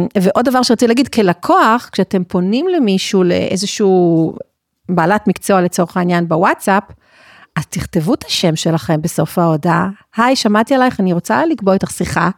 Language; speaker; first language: Hebrew; native; Hebrew